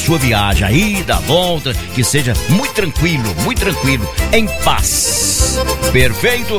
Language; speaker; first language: Portuguese; native; Portuguese